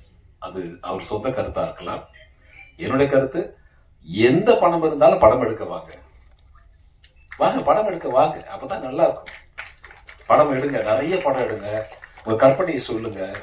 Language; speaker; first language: Tamil; native; Tamil